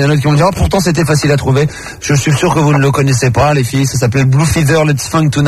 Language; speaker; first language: French; native; French